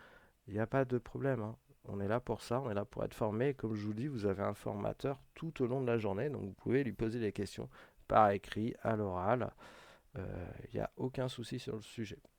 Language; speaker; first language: French; native; French